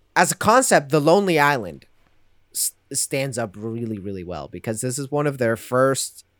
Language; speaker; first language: English; non-native, fluent; Spanish